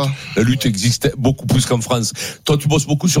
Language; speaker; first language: French; native; French